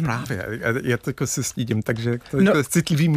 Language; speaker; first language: Czech; non-native, fluent; English